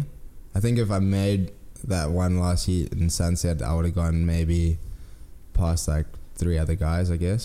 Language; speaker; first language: English; native; English